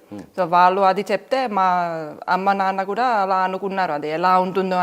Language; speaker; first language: Telugu; non-native, fluent; Finnish